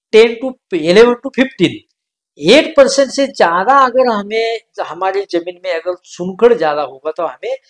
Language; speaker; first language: Hindi; non-native, local second language; Marathi